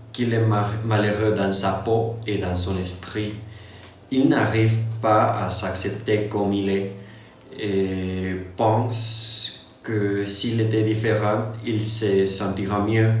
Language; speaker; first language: French; non-native, learner; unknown